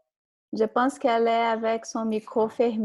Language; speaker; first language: French; non-native, learner; Portuguese